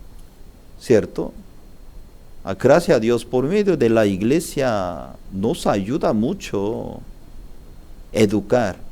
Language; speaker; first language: Spanish; non-native, learner; Korean